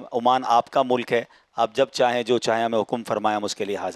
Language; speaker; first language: Urdu; native; Urdu